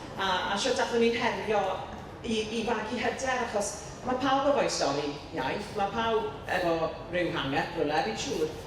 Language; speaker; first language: Welsh; non-native, local second language; English